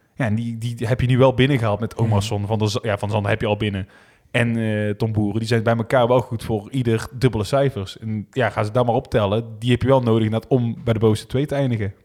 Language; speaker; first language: Dutch; native; Dutch